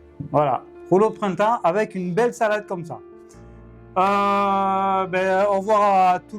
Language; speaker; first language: French; native; French